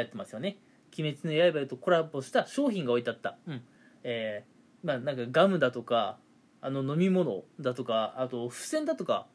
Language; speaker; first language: Japanese; native; Japanese